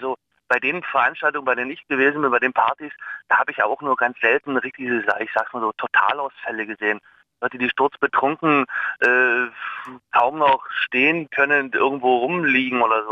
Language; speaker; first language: German; native; German